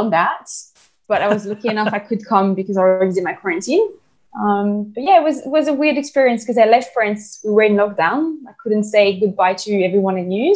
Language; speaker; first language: English; non-native, fluent; French